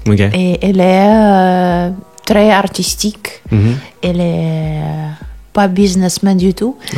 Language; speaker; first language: French; non-native, learner; Russian